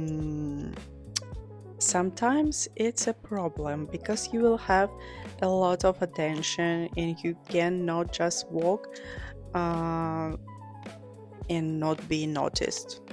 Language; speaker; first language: English; non-native, fluent; Georgian